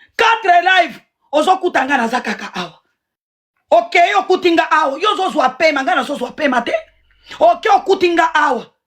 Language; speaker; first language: Lingala; native; Lingala